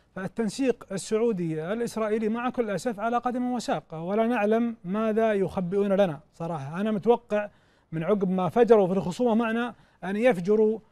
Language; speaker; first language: Arabic; native; Arabic